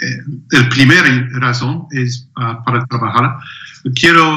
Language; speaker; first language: Spanish; non-native, learner; English